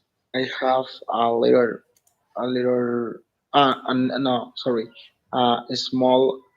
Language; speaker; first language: English; non-native, learner; Spanish